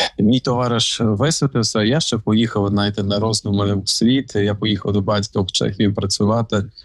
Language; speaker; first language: Ukrainian; native; Ukrainian